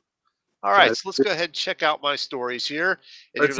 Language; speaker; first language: English; native; English